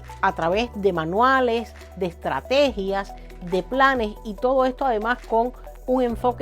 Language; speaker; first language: Spanish; native; Spanish